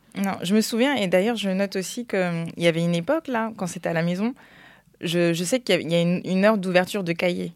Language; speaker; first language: French; early bilingual, other home language; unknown